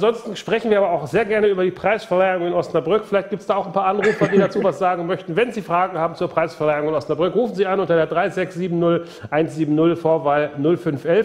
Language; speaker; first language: German; native; German